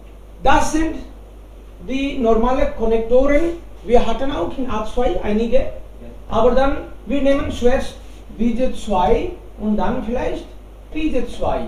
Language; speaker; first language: German; non-native, fluent; Hindi